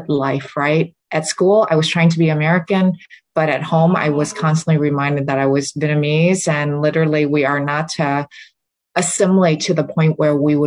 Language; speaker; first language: English; early bilingual, other home language; Vietnamese